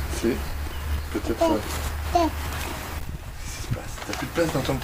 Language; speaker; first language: French; native; French